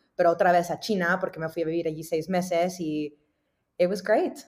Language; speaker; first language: Spanish; early bilingual, heritage; Spanish